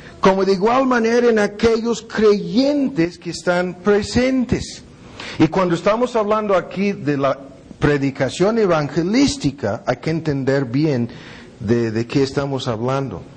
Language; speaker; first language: Spanish; non-native, fluent; English